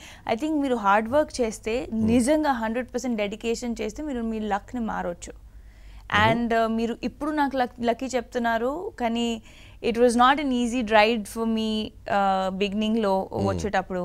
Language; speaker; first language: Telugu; non-native, local second language; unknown